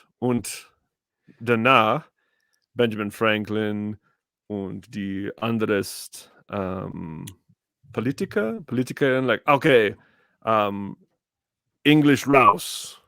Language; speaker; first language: German; non-native, learner; English